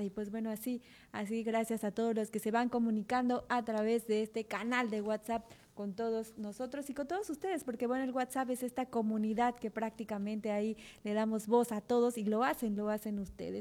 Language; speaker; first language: Spanish; native; Spanish